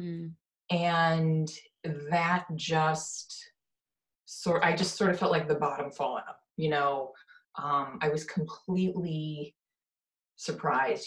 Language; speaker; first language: English; native; English